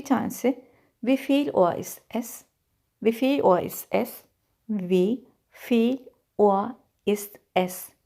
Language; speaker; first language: German; non-native, fluent; Turkish